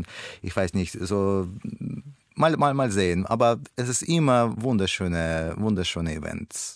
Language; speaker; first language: German; non-native, learner; Russian